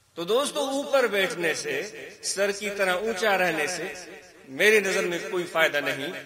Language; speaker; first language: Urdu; non-native, local second language; Sindhi